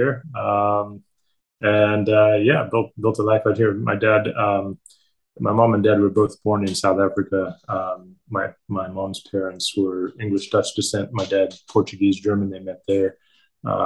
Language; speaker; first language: English; native; English